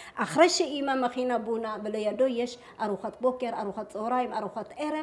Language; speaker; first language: Hebrew; early bilingual, other home language; Amharic